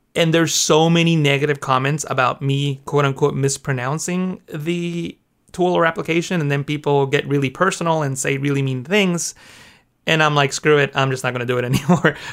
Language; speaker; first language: English; early bilingual, other home language; Spanish